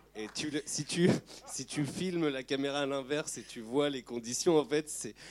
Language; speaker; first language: French; native; French